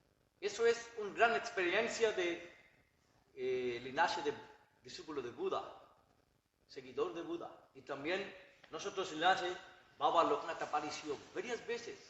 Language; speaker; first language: Spanish; non-native, learner; Bangla